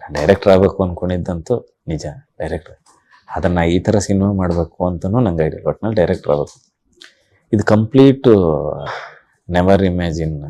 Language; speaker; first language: Kannada; native; Kannada